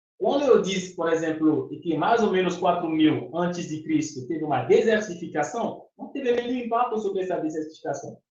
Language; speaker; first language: Portuguese; non-native, fluent; Fon